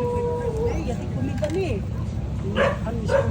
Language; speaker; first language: Swedish; non-native, learner; Cebuano